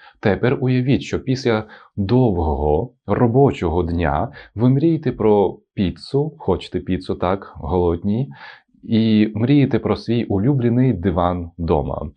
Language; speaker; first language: Ukrainian; non-native, local second language; Russian